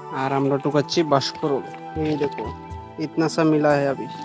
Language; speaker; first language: Hindi; non-native, local second language; Bangla